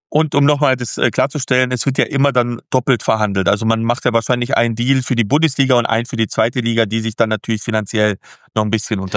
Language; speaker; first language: German; native; German